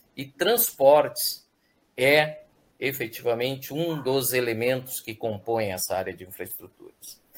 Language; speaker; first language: Portuguese; early bilingual, other home language; Spanish